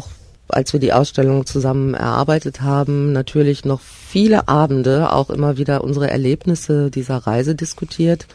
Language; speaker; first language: German; native; German